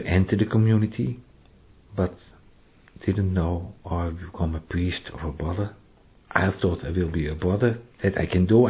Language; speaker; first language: English; non-native, learner; Dutch